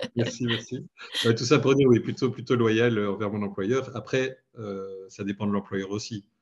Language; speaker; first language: French; native; French